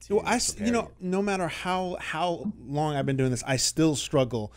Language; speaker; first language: English; native; English